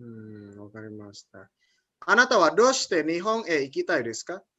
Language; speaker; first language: Japanese; non-native, fluent; Indonesian